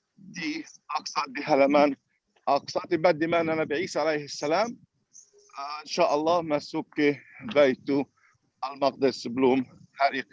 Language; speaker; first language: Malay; non-native, fluent; Arabic